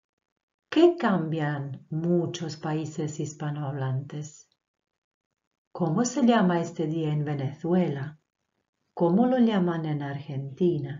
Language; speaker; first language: Spanish; non-native, fluent; Croatian